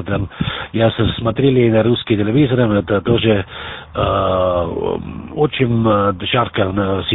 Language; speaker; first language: Russian; non-native, learner; German